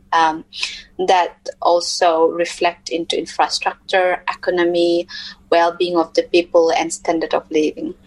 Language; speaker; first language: English; non-native, local second language; Mizo